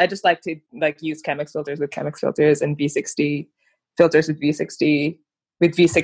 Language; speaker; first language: English; non-native, local second language; Filipino